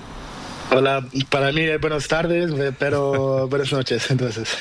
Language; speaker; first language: Spanish; non-native, learner; Portuguese